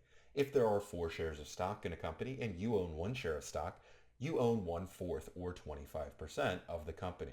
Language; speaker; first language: English; native; English